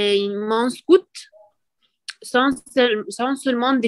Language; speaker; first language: French; non-native, learner; Arabic